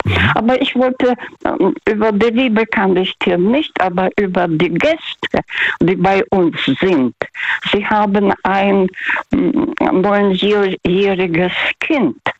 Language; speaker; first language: German; non-native, fluent; Russian